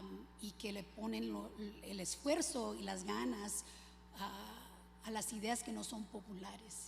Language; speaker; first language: Spanish; early bilingual, other home language; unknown